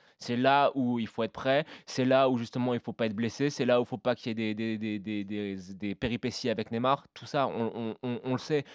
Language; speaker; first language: French; native; French